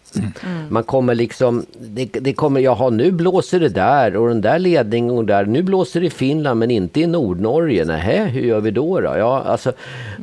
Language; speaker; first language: Swedish; native; Swedish